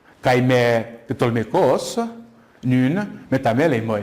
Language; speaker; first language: Greek; non-native, fluent; Portuguese